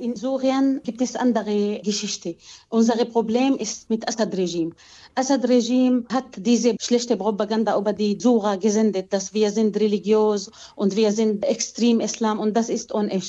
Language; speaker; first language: German; non-native, learner; Arabic